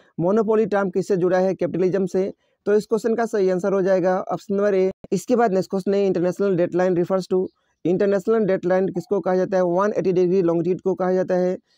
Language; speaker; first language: Hindi; native; Hindi